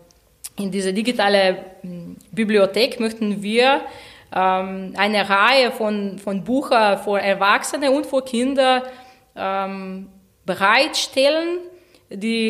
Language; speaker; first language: German; non-native, fluent; Slovenian